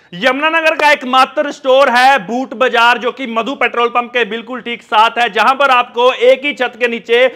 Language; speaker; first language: Hindi; non-native, local second language; Punjabi